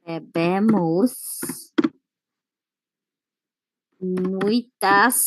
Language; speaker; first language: Portuguese; non-native, fluent; English